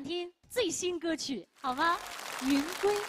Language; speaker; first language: Chinese; native; Chinese